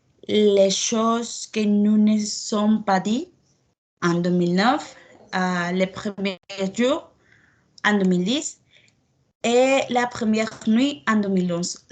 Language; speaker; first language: French; non-native, learner; Spanish